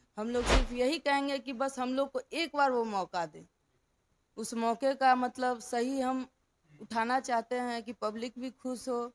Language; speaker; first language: Hindi; native; Hindi